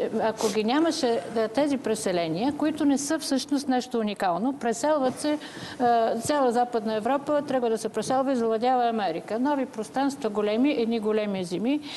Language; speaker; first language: Bulgarian; native; Bulgarian